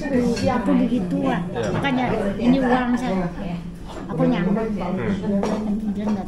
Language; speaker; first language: Indonesian; non-native, local second language; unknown